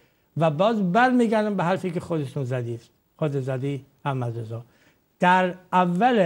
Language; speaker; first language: Persian; native; Persian